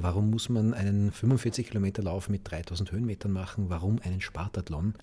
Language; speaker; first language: German; native; German